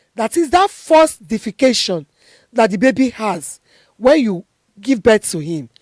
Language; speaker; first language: English; non-native, local second language; Yoruba